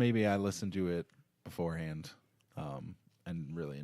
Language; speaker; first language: English; native; English